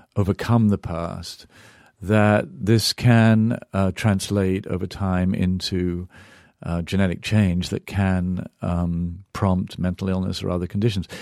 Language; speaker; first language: English; native; English